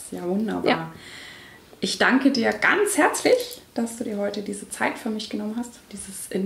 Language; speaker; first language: German; native; German